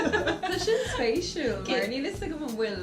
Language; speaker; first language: Irish; non-native, local second language; English